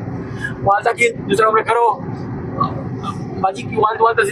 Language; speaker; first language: Hindi; non-native, learner; Baluchi